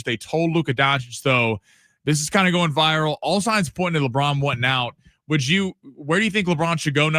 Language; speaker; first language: English; native; English